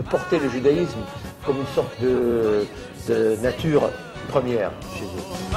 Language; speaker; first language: French; native; French